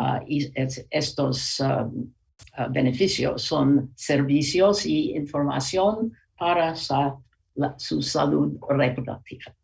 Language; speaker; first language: Spanish; non-native, learner; English